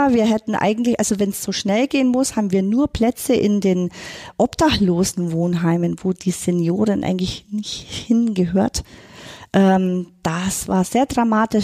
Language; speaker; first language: German; native; German